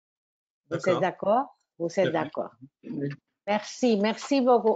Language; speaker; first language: French; non-native, fluent; Spanish